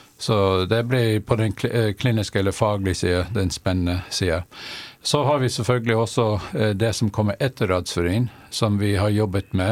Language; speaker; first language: Norwegian; non-native, fluent; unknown